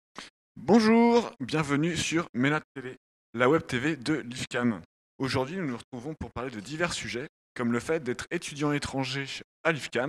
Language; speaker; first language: French; native; French